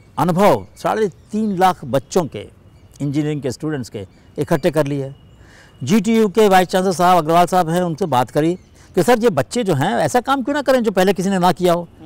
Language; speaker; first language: Hindi; native; Hindi